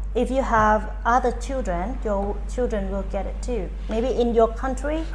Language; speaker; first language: English; non-native, fluent; Thai